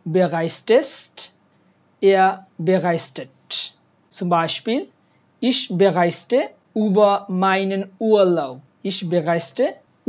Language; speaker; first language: German; non-native, learner; Bangla